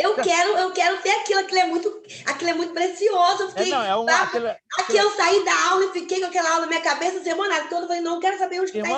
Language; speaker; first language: Portuguese; native; Portuguese